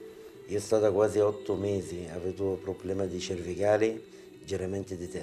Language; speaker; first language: Italian; non-native, learner; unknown